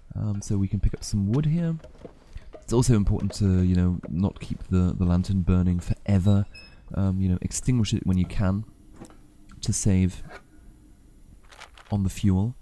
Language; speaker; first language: English; native; English